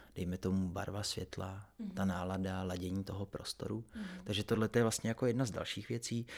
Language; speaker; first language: Czech; native; Czech